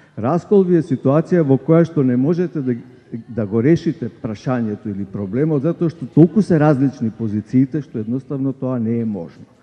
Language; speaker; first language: Macedonian; native; Macedonian